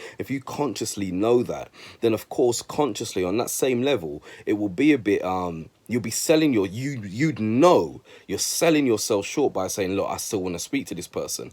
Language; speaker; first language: English; native; English